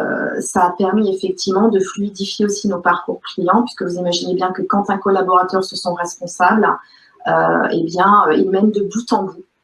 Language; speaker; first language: French; native; French